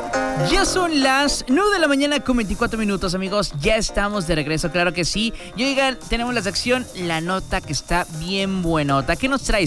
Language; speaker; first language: Spanish; native; Spanish